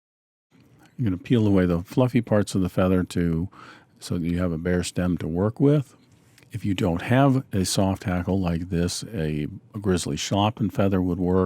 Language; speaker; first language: English; native; English